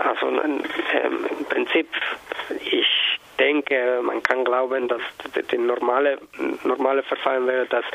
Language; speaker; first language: German; non-native, learner; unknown